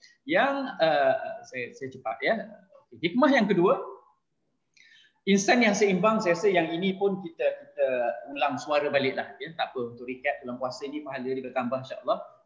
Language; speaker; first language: Malay; native; Malay